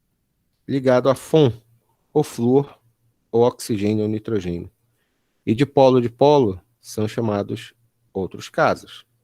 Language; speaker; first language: Portuguese; native; Portuguese